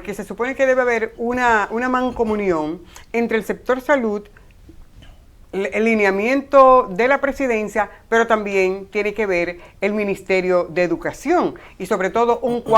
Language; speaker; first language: Spanish; native; Spanish